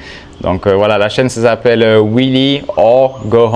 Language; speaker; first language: French; native; French